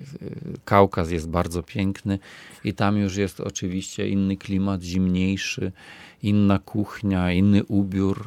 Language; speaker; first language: Polish; non-native, fluent; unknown